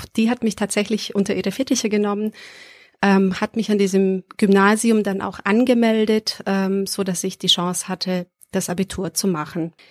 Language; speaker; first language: German; early bilingual, other home language; Serbian